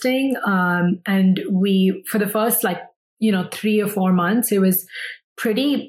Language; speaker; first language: English; non-native, local second language; Hindi